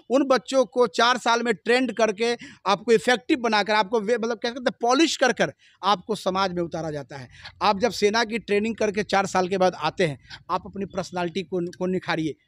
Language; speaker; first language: Hindi; native; Hindi